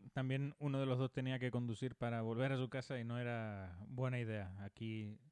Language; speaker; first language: Spanish; native; Spanish